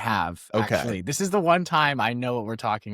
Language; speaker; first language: English; native; English